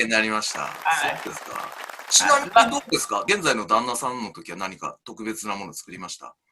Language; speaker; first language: Japanese; native; Japanese